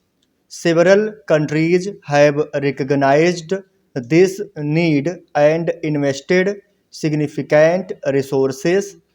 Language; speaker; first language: English; non-native, local second language; Hindi